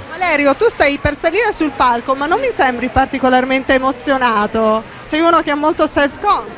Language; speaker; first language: Italian; native; Italian